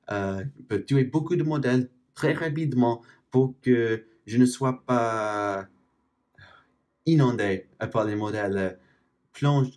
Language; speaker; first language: French; non-native, fluent; English